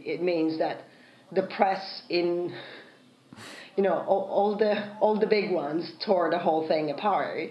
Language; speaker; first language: English; non-native, fluent; Italian